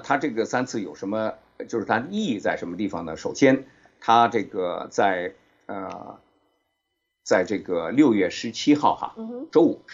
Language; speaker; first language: Chinese; native; Chinese